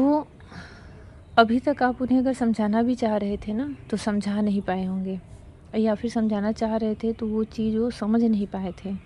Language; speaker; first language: Hindi; native; Hindi